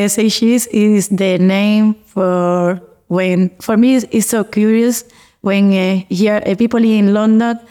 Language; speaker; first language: English; non-native, learner; Spanish